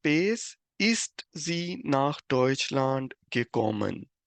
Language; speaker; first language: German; non-native, fluent; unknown